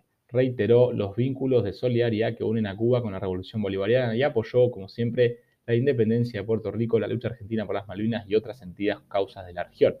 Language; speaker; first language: Spanish; native; Spanish